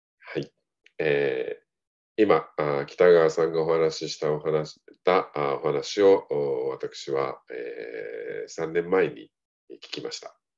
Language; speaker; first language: Japanese; native; Japanese